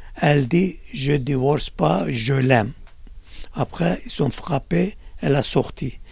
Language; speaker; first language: French; non-native, learner; Kurdish